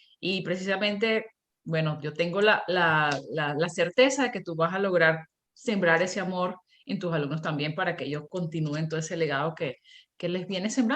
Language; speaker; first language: Spanish; native; Spanish